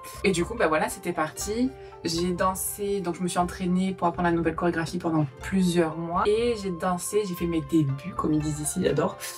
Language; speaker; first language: French; native; French